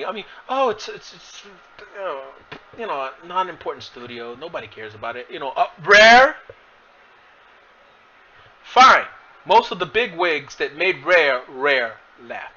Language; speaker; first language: English; native; English